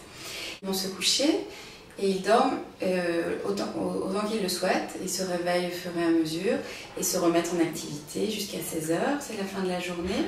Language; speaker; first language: French; native; French